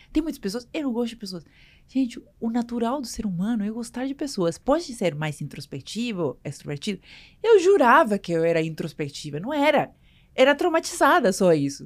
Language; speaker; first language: Portuguese; non-native, fluent; Spanish